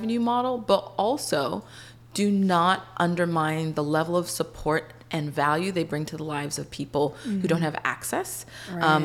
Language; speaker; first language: English; native; English